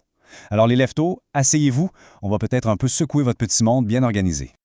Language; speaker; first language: French; native; French